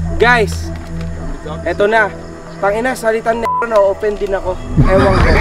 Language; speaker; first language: Filipino; native; Filipino